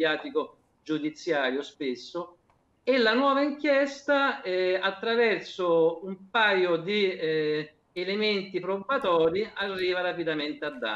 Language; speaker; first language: Italian; native; Italian